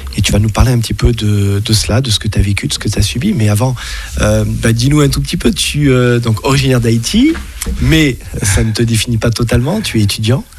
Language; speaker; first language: French; native; French